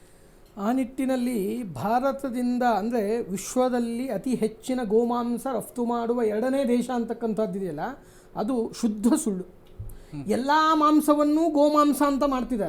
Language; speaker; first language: Kannada; native; Kannada